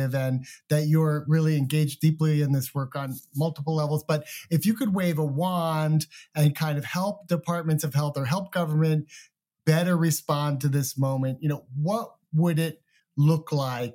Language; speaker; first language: English; native; English